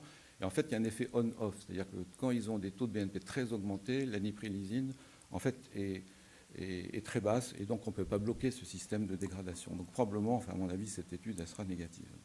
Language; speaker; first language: French; native; French